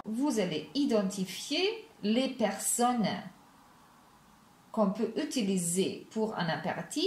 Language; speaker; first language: French; non-native, fluent; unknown